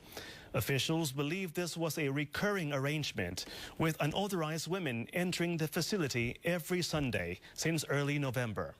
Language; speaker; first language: English; non-native, fluent; Thai